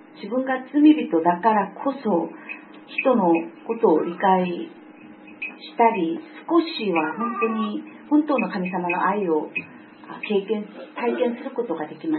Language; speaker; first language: Japanese; non-native, fluent; Korean